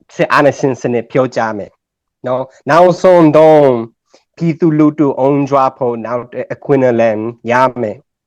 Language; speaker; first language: Burmese; non-native, learner; English